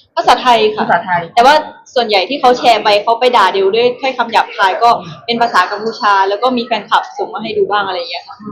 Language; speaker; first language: Thai; early bilingual, other home language; Khmer